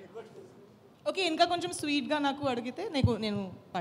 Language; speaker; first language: Telugu; non-native, fluent; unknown